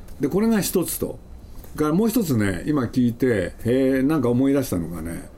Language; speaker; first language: Japanese; native; Japanese